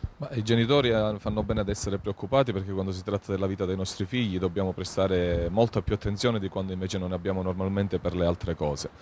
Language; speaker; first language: Italian; native; Italian